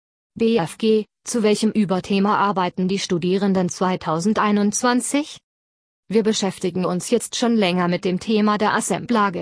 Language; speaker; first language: German; native; German